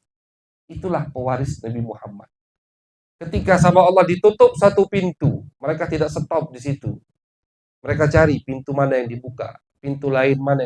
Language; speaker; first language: Indonesian; native; Indonesian